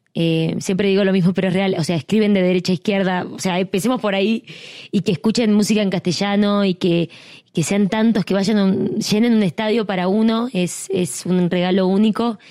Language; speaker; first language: Spanish; native; Spanish